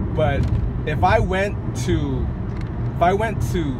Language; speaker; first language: English; native; English